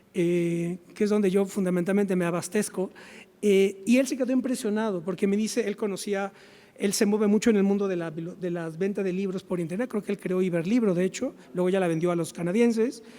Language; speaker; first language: Spanish; native; Spanish